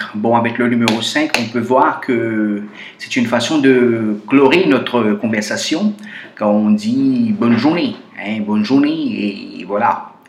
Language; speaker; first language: French; non-native, fluent; Portuguese